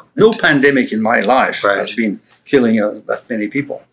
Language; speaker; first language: English; non-native, fluent; French